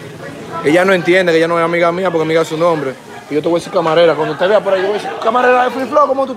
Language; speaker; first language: Spanish; native; Spanish